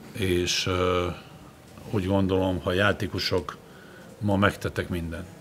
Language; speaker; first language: Hungarian; non-native, learner; Serbian